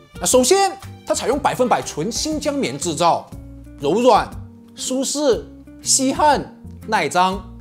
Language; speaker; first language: Chinese; native; Chinese